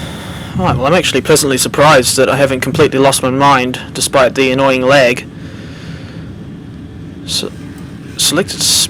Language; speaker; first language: English; native; English